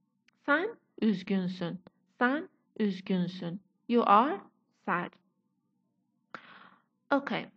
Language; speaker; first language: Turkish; non-native, fluent; Persian